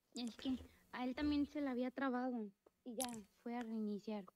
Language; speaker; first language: Spanish; native; Spanish